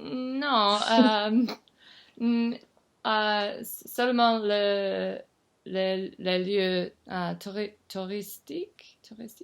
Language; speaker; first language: French; non-native, learner; English